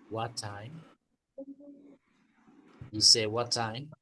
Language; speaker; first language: English; non-native, fluent; Spanish